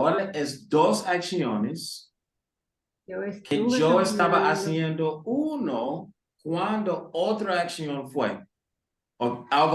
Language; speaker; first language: Spanish; early bilingual, heritage; Spanish